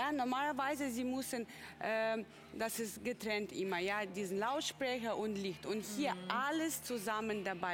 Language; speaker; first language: German; non-native, learner; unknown